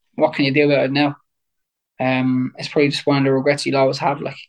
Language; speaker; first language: English; native; English